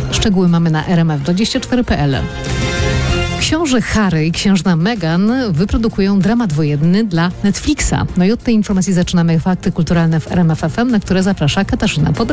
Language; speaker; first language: Polish; native; Polish